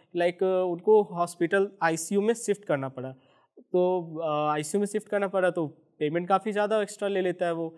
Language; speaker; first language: Hindi; native; Hindi